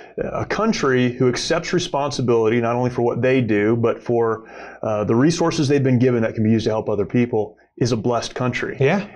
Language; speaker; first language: English; native; English